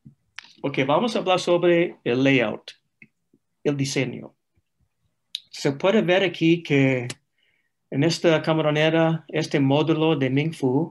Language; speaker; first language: Spanish; non-native, fluent; English